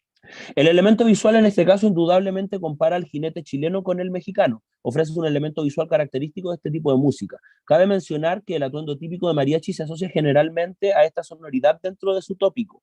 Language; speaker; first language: Spanish; native; Spanish